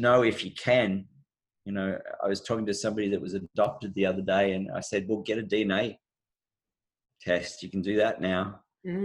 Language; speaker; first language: English; native; English